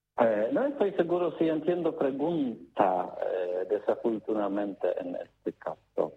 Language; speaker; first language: Spanish; non-native, learner; Polish